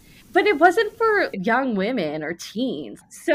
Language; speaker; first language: English; native; English